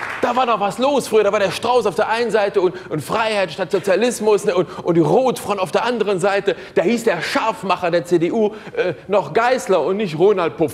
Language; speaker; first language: German; native; German